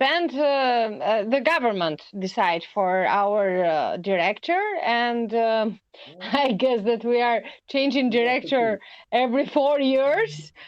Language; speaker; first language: English; non-native, learner; Albanian